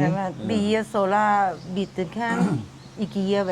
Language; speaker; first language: Turkish; non-native, learner; Thai